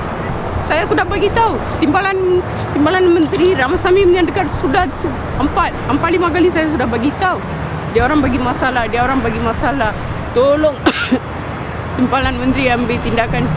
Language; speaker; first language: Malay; non-native, local second language; Tamil